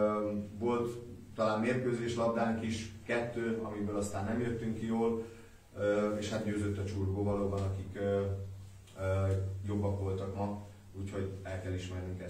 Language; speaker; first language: Hungarian; native; Hungarian